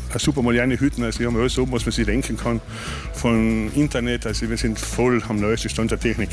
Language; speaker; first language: German; native; German